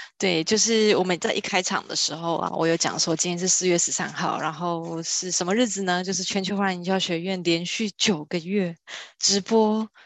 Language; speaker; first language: Chinese; native; Chinese